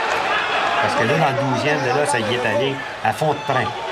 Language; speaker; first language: French; native; French